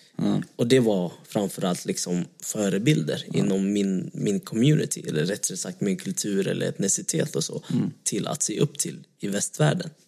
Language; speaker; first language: Swedish; early bilingual, other home language; Vietnamese